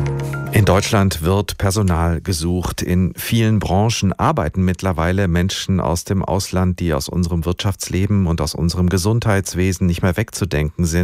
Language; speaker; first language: German; native; German